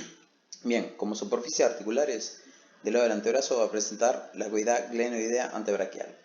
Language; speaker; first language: Spanish; native; Spanish